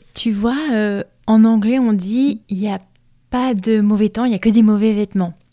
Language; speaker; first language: French; native; French